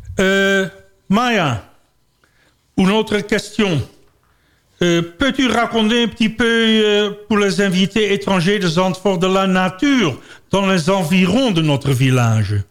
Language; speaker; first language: French; non-native, learner; Dutch